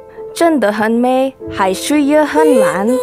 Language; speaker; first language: Chinese; non-native, learner; Indonesian